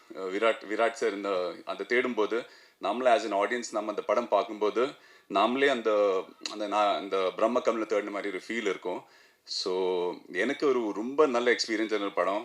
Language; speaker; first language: Tamil; non-native, fluent; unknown